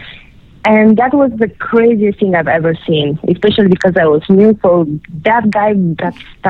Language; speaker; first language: English; non-native, fluent; Romanian